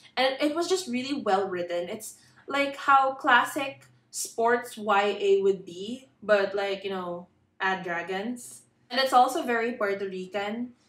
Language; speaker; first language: English; non-native, local second language; Filipino